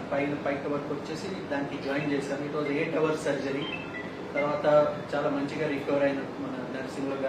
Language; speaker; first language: Telugu; non-native, fluent; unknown